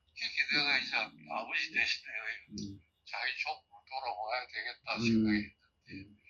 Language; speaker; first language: Korean; early bilingual, heritage; Korean